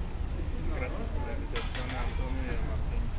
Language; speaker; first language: Spanish; native; Spanish